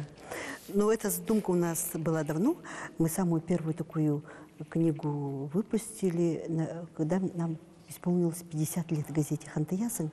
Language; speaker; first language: Russian; non-native, local second language; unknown